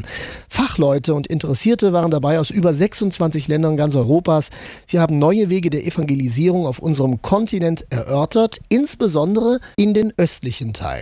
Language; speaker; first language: German; native; German